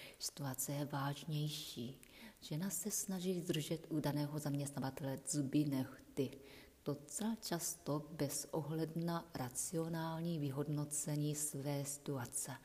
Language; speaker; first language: Czech; non-native, fluent; Japanese